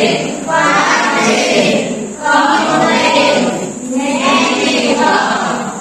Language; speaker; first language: English; non-native, learner; Indonesian